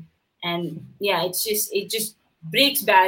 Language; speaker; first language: English; non-native, local second language; Hindi